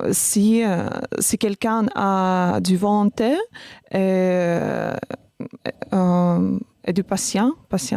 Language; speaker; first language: French; non-native, learner; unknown